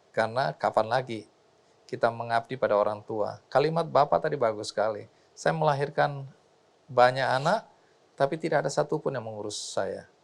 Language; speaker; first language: Indonesian; native; Indonesian